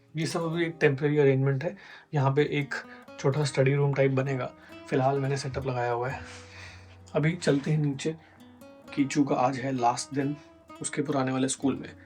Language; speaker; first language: Hindi; native; Hindi